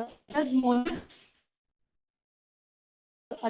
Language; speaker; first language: Arabic; non-native, learner; Urdu